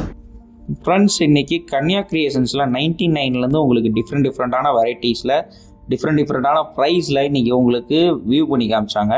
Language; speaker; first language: Tamil; native; Tamil